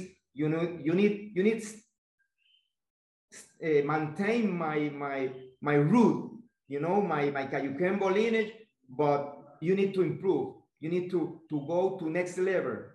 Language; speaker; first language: English; non-native, learner; Spanish